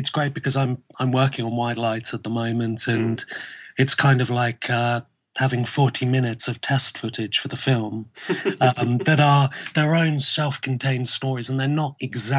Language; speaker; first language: English; native; English